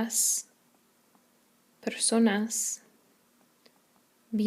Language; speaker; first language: Spanish; non-native, fluent; English